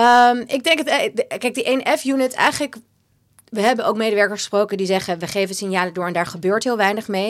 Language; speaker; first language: Dutch; native; Dutch